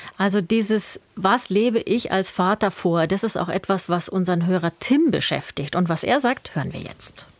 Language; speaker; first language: German; native; German